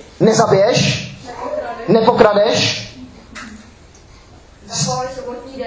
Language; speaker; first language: Czech; non-native, learner; English